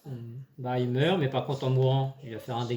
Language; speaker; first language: French; native; French